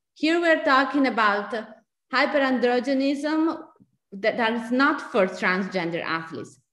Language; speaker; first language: English; non-native, fluent; Italian